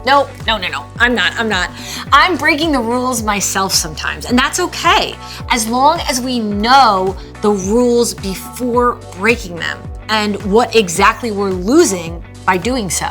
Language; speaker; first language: English; native; English